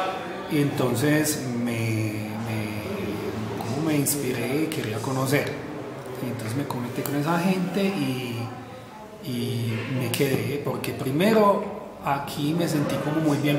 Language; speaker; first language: Spanish; non-native, fluent; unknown